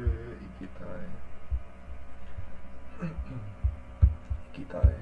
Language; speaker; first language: Japanese; non-native, learner; English